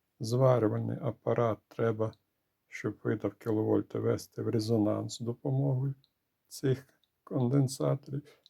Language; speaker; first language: Ukrainian; native; Ukrainian